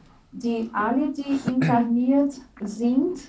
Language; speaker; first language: German; non-native, fluent; Portuguese